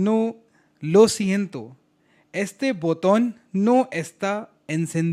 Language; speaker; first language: Spanish; non-native, learner; Hindi